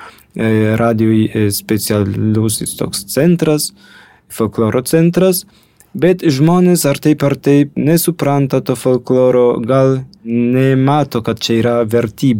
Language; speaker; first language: Lithuanian; non-native, fluent; Polish